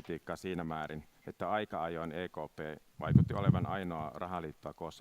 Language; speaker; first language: Finnish; native; Finnish